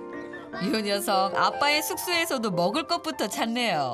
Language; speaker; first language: Korean; native; Korean